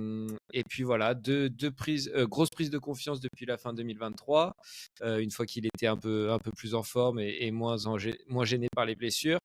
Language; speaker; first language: French; native; French